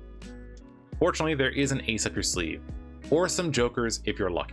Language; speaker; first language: English; native; English